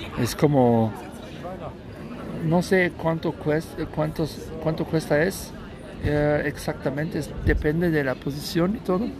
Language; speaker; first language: Spanish; non-native, learner; German